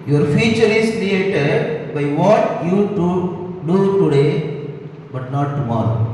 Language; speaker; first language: English; non-native, local second language; Tamil